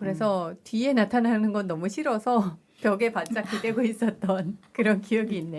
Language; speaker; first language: Korean; native; Korean